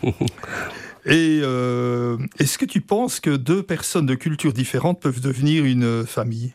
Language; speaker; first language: French; native; French